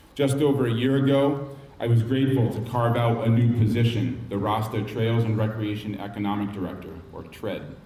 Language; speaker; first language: English; native; English